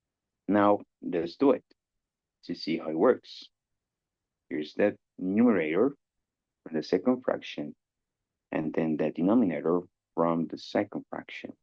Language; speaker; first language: English; non-native, fluent; Spanish